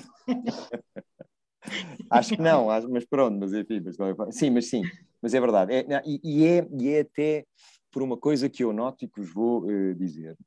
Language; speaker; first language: Portuguese; native; Portuguese